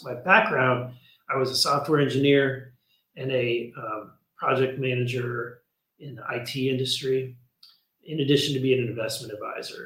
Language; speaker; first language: English; native; English